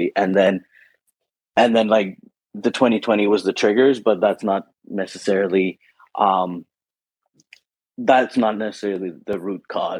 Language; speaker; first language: English; native; English